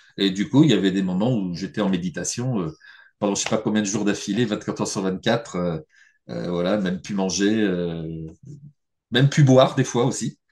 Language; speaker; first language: French; native; French